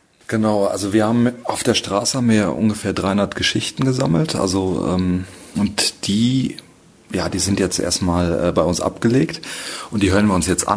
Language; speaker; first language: German; native; German